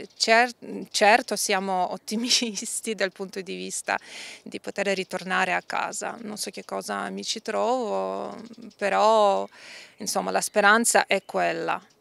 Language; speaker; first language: Italian; non-native, fluent; Ukrainian